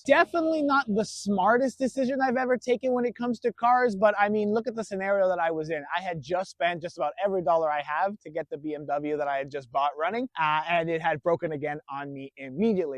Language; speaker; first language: English; native; English